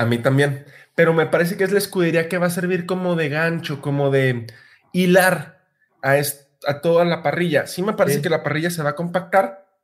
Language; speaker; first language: Spanish; native; Spanish